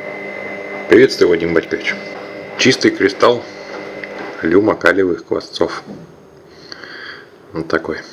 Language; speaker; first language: Russian; native; Russian